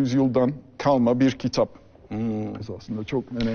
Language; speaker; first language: Turkish; non-native, fluent; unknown